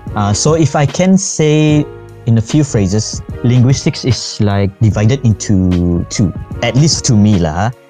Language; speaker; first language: English; non-native, fluent; Malay